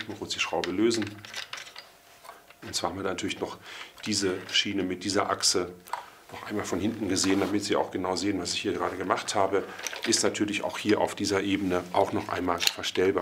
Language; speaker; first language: German; native; German